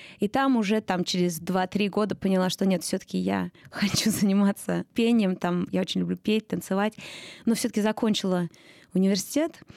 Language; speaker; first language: Russian; early bilingual, heritage; Russian